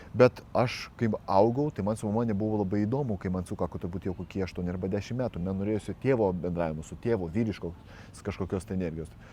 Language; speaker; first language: Lithuanian; non-native, local second language; Russian